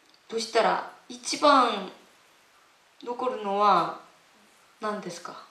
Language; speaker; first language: Japanese; non-native, learner; Korean